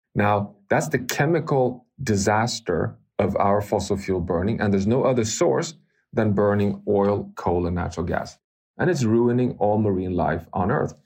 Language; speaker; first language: English; non-native, fluent; Swedish